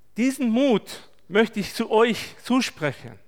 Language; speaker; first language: German; non-native, fluent; Turkish